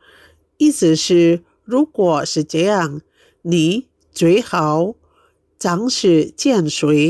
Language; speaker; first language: Chinese; non-native, fluent; Indonesian